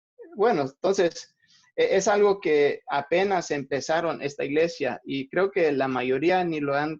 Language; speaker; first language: Spanish; non-native, fluent; English